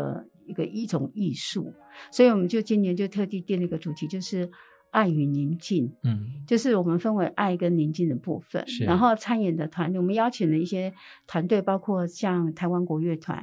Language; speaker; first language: Chinese; native; Chinese